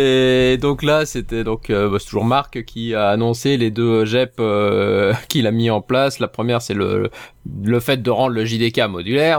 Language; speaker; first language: French; native; French